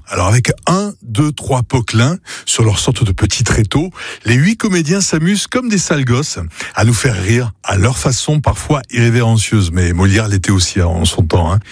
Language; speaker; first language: French; native; French